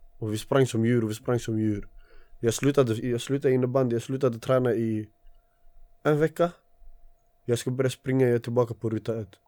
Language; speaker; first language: Swedish; early bilingual, other home language; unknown